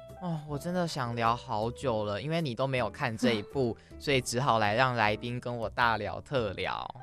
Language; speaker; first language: Chinese; native; Chinese